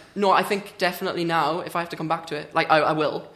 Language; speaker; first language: English; native; English